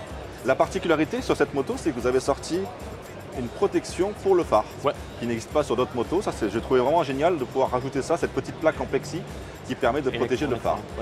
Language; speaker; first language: French; native; French